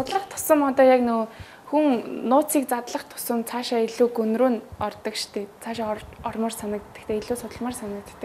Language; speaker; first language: Mongolian; native; Mongolian